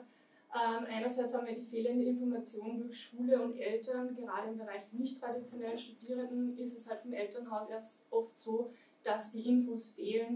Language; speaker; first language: German; native; German